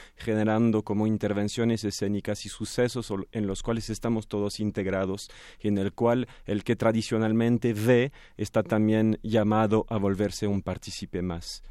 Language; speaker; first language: Spanish; non-native, fluent; French